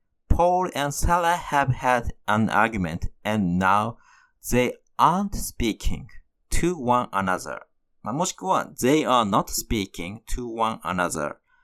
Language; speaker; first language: English; non-native, fluent; Japanese